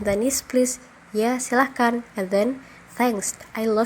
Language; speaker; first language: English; non-native, local second language; Indonesian